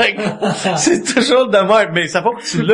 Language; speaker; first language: French; non-native, fluent; English